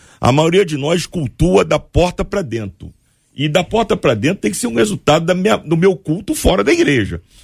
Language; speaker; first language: Portuguese; native; Portuguese